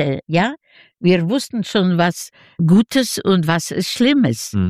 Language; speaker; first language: German; non-native, fluent; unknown